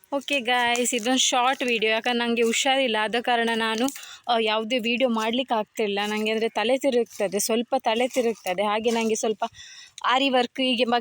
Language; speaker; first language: Kannada; non-native, local second language; Tulu